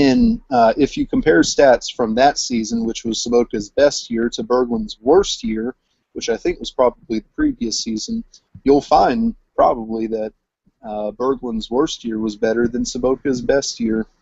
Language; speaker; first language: English; native; English